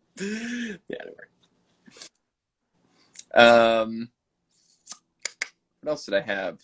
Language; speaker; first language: English; native; English